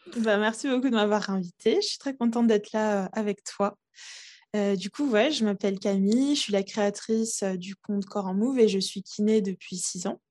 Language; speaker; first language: French; early bilingual, other home language; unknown